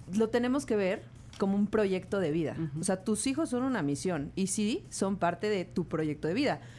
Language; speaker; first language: Spanish; native; Spanish